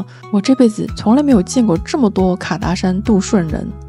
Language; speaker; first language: Chinese; native; Chinese